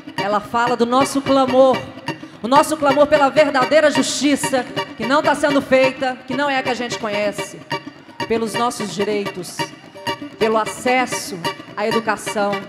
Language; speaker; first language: Portuguese; native; Portuguese